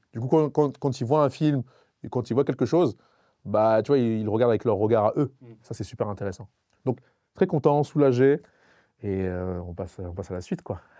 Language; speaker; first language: French; non-native, local second language; Sango